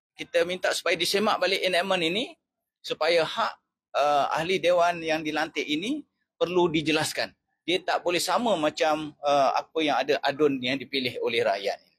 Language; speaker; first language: Malay; native; Malay